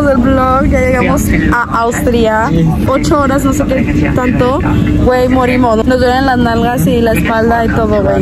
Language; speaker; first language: Spanish; early bilingual, heritage; Spanish